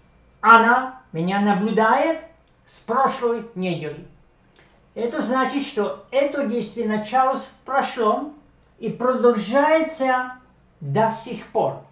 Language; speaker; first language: Russian; non-native, fluent; Slovak